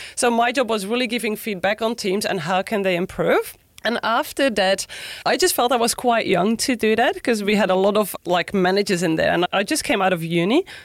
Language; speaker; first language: English; non-native, fluent; Dutch